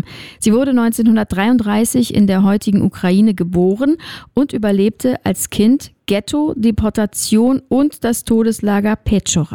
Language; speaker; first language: German; native; German